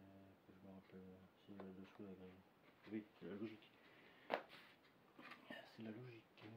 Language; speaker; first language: French; native; French